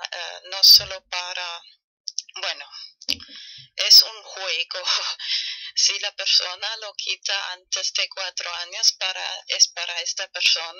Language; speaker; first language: Spanish; non-native, fluent; German